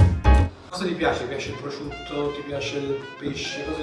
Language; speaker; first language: Italian; native; Italian